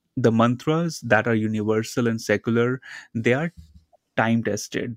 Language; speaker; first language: English; non-native, local second language; Hindi